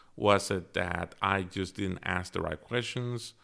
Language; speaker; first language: English; early bilingual, other home language; Spanish